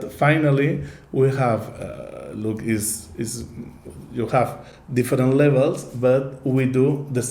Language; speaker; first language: English; non-native, learner; Catalan